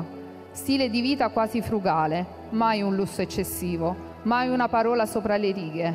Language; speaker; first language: Italian; native; Italian